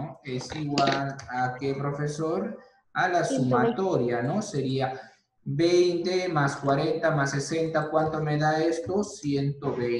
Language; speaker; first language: Spanish; native; Spanish